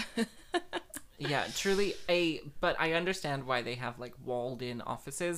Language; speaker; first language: English; native; English